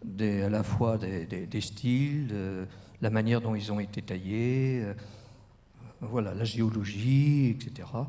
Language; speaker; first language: French; native; French